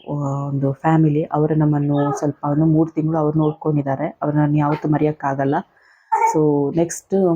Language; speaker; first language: Kannada; non-native, local second language; Tulu